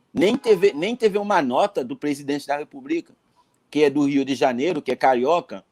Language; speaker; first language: Portuguese; non-native, fluent; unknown